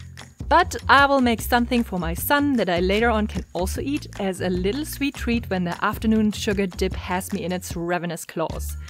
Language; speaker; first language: English; non-native, fluent; German